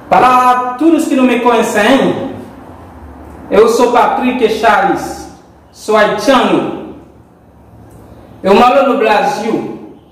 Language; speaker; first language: Portuguese; non-native, fluent; Haitian Creole